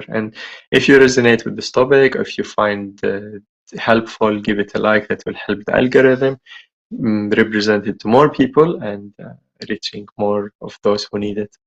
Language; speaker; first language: English; non-native, fluent; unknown